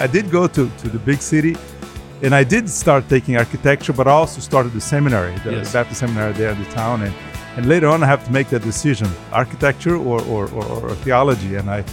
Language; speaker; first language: English; non-native, fluent; Portuguese